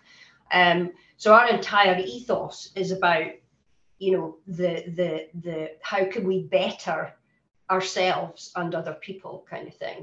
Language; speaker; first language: English; native; English